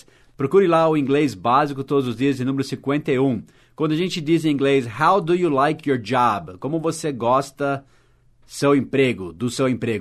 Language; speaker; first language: Portuguese; non-native, fluent; English